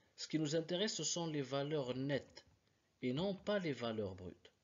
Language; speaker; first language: French; non-native, local second language; Arabic